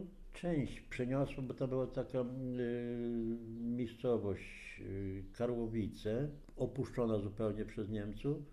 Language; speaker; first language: Polish; native; Polish